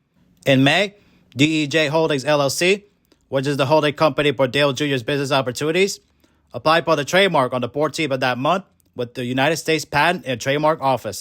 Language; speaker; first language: English; native; English